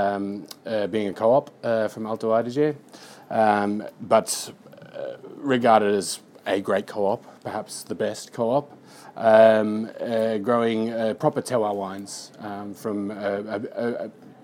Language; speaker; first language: English; native; English